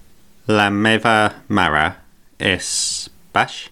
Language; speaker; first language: Catalan; non-native, learner; English